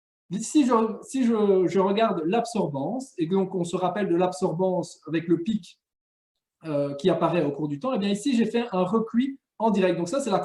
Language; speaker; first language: French; native; French